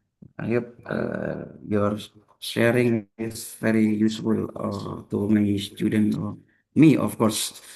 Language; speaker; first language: English; non-native, learner; Indonesian